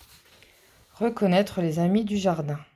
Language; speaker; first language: French; native; French